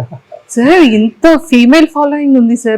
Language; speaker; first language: Telugu; native; Telugu